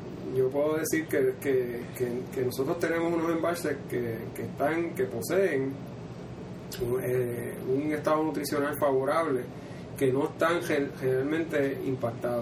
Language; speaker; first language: Spanish; native; Spanish